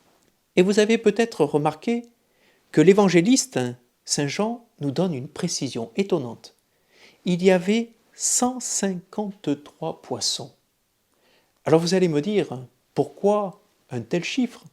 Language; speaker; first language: French; native; French